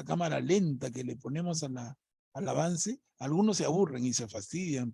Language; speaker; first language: Spanish; native; Spanish